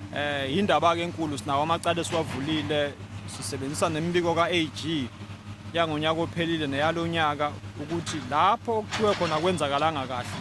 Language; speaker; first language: Zulu; native; Zulu